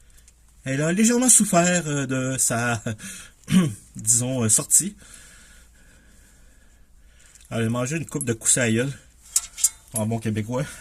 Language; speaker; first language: French; native; French